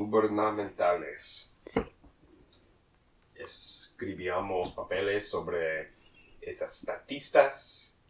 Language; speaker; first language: Spanish; non-native, learner; English